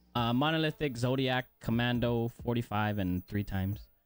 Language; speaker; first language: English; native; English